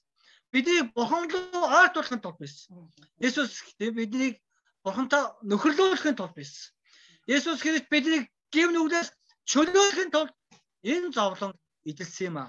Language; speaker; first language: Mongolian; non-native, fluent; Korean